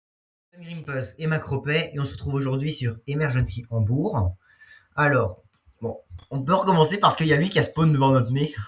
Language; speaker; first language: French; native; French